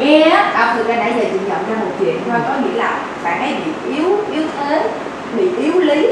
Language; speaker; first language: Vietnamese; native; Vietnamese